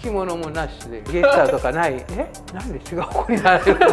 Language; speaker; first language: Japanese; non-native, fluent; Amharic